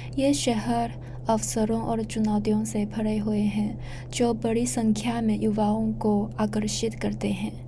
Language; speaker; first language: Hindi; non-native, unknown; Chinese